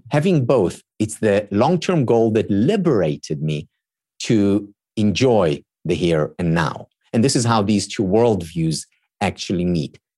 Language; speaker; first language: English; non-native, fluent; Hebrew